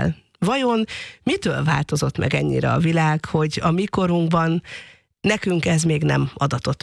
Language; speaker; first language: Hungarian; native; Hungarian